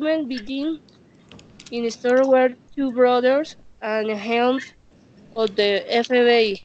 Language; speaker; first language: English; non-native, learner; Spanish